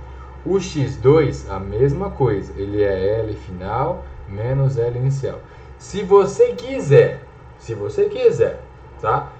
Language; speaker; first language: Portuguese; native; Portuguese